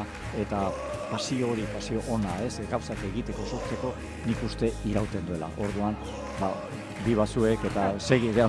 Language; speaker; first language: Basque; native; Basque